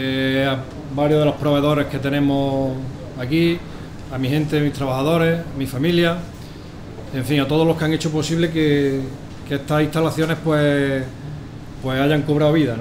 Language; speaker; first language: Spanish; native; Spanish